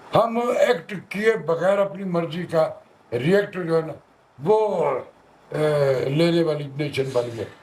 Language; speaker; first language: Urdu; non-native, local second language; Punjabi